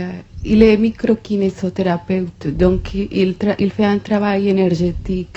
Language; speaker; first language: French; non-native, fluent; Spanish